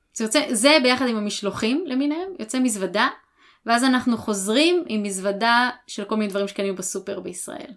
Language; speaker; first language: Hebrew; native; Hebrew